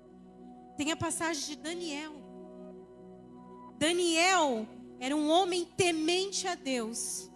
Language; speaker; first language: Portuguese; native; Portuguese